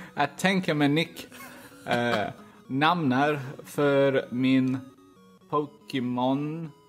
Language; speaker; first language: Swedish; non-native, learner; English